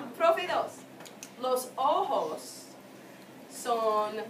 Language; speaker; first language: Spanish; non-native, fluent; English